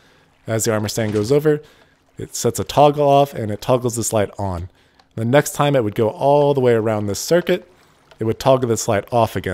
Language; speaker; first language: English; native; English